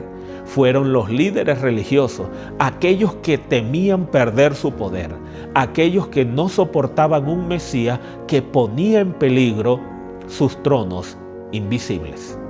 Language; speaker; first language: Spanish; native; Spanish